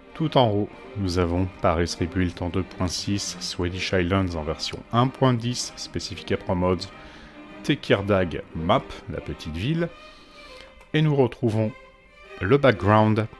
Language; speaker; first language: French; native; French